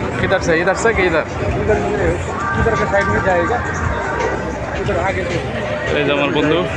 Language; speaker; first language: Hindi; non-native, learner; Bangla